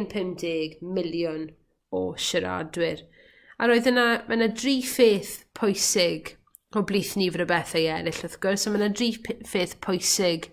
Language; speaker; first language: Welsh; native; Welsh